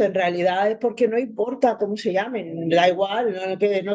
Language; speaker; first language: Spanish; native; Spanish